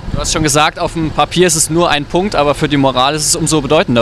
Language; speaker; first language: German; native; German